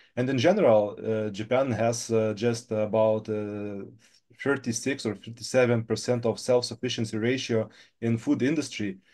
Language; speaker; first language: English; non-native, fluent; Lithuanian